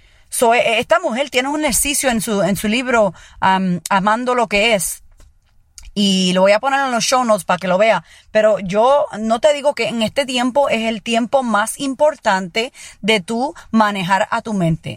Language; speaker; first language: Spanish; early bilingual, heritage; Spanish